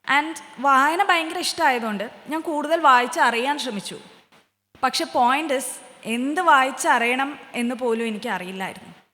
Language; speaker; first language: Malayalam; early bilingual, heritage; Malayalam